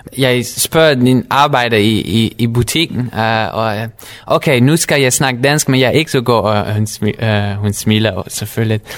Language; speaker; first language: Danish; non-native, learner; Dutch